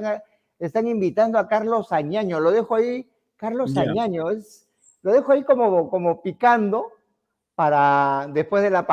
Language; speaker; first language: Spanish; native; Spanish